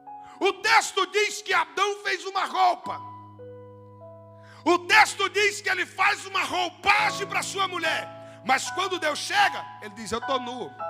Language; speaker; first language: Portuguese; native; Portuguese